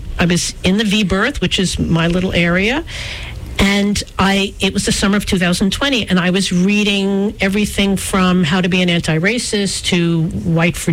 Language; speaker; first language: English; native; English